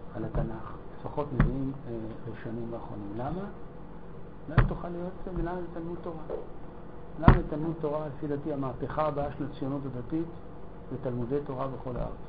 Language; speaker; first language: Hebrew; native; Hebrew